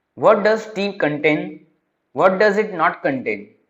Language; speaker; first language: English; non-native, local second language; Marathi